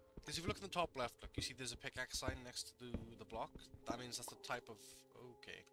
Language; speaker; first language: English; native; English